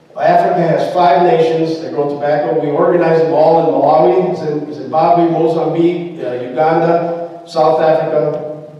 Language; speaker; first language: English; early bilingual, other home language; Spanish